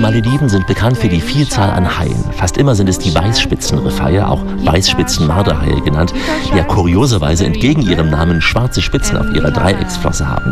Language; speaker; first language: German; native; German